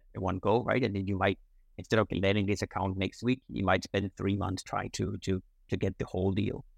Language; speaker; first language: English; non-native, fluent; Danish